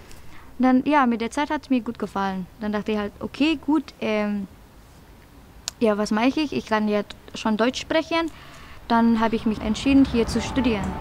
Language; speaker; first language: German; non-native, fluent; Indonesian